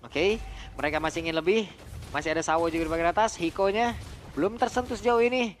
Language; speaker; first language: Indonesian; native; Indonesian